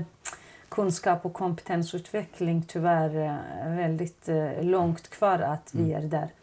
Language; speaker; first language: Swedish; non-native, fluent; Kurdish